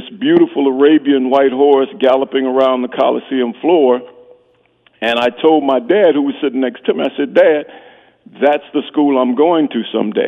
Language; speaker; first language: English; native; English